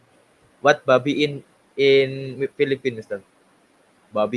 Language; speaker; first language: English; non-native, learner; Indonesian